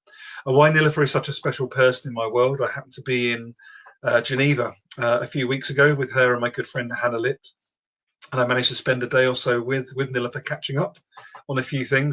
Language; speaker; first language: English; native; English